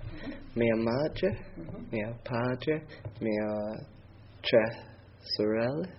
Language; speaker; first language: Italian; non-native, learner; English